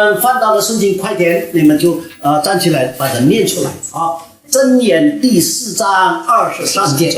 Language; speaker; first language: Chinese; early bilingual, heritage; Chinese